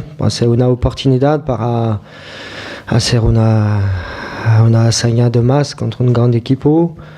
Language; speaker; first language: Spanish; non-native, fluent; French